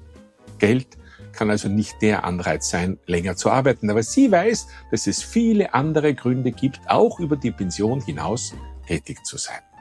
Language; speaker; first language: German; native; German